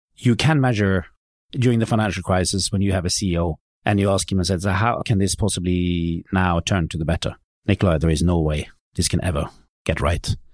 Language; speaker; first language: English; non-native, fluent; Norwegian